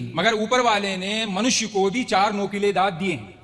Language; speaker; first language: Hindi; non-native, local second language; Kashmiri